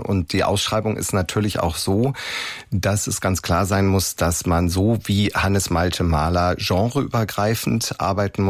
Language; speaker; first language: German; native; German